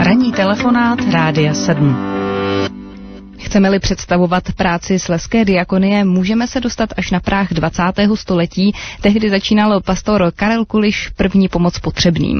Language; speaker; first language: Czech; native; Czech